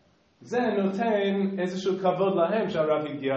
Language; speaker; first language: Hebrew; non-native, fluent; English